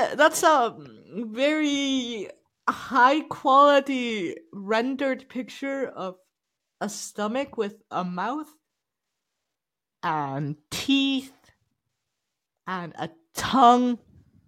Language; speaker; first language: English; non-native, fluent; Icelandic